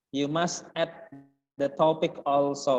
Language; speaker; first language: English; non-native, fluent; Indonesian